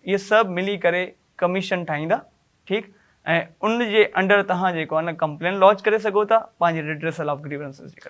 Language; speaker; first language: Sindhi; native; Sindhi